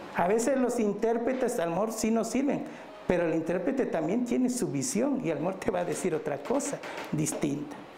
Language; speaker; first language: Spanish; non-native, local second language; Mixtepec Mixtec